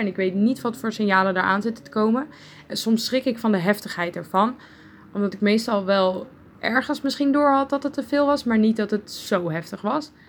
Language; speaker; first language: Dutch; native; Dutch